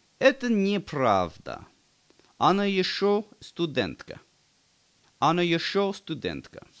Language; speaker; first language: Russian; non-native, learner; English